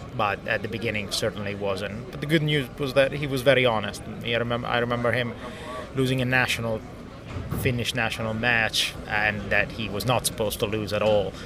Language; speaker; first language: English; non-native, fluent; Italian